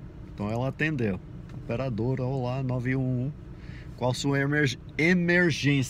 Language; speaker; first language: Portuguese; non-native, fluent; English